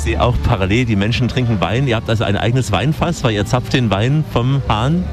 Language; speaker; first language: German; native; German